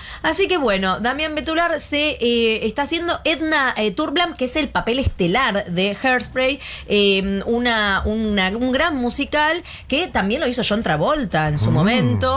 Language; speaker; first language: Spanish; native; Spanish